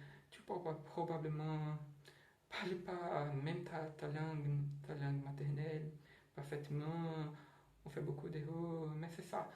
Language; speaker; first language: French; non-native, learner; Portuguese